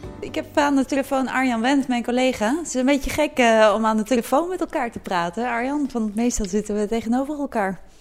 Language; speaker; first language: Dutch; native; Dutch